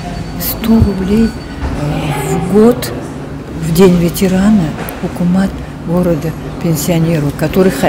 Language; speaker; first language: Russian; non-native, local second language; Tajik